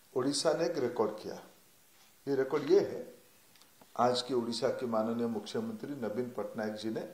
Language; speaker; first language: Hindi; non-native, local second language; Odia